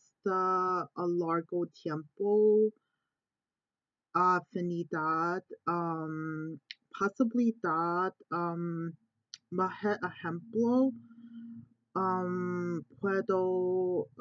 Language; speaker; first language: Spanish; non-native, learner; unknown